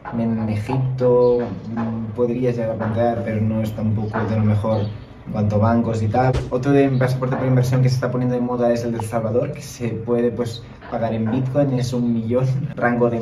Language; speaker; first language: Spanish; native; Spanish